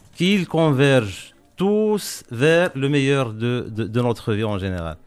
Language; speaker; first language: French; non-native, local second language; Arabic